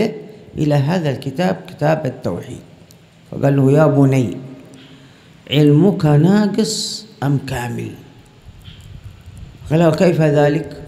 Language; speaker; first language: Arabic; native; Arabic